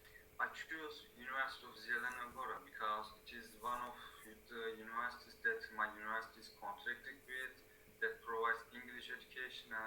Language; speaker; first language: English; non-native, learner; Turkish